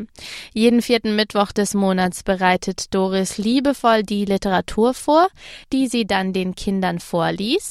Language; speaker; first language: German; native; German